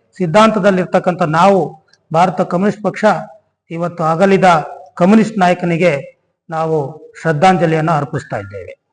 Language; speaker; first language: Kannada; native; Kannada